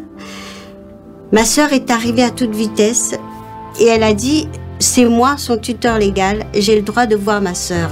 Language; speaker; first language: French; non-native, local second language; Morisyen